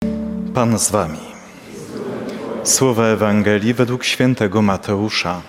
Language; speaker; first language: Polish; native; Polish